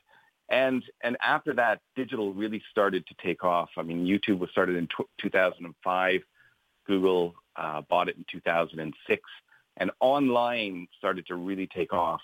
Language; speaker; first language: English; native; English